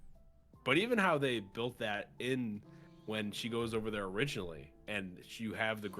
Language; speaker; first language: English; native; English